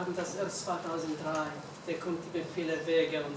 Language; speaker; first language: German; non-native, fluent; Arabic